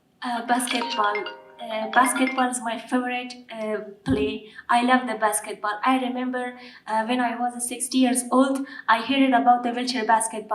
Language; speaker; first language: English; non-native, learner; Persian